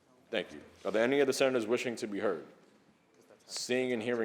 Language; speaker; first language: English; native; English